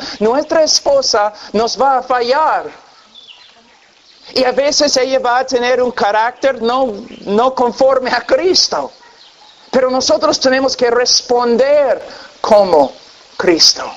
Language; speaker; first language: Spanish; non-native, fluent; English